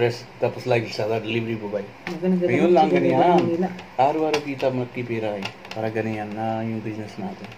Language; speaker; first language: Filipino; non-native, learner; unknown